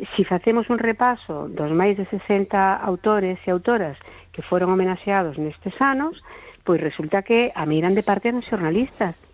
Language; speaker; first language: Galician; non-native, local second language; Spanish